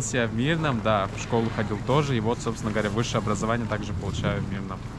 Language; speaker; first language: Russian; native; Russian